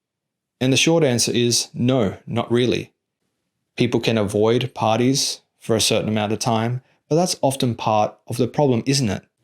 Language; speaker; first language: English; native; English